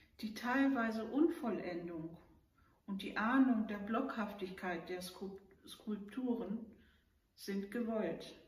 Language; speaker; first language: German; native; German